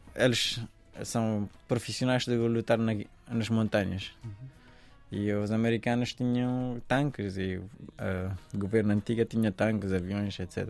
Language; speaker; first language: Portuguese; non-native, fluent; Persian